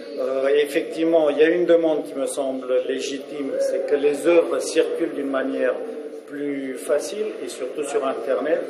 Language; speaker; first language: French; non-native, fluent; Romanian